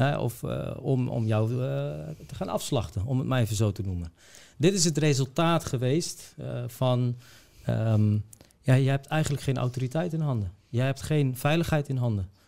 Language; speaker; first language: Dutch; early bilingual, other home language; Bosnian